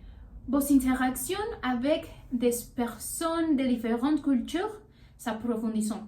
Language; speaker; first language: French; non-native, learner; Spanish